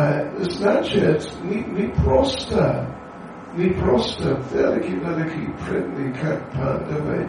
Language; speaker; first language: Russian; non-native, learner; English